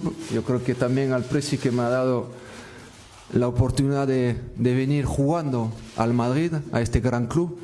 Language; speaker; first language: Spanish; non-native, fluent; French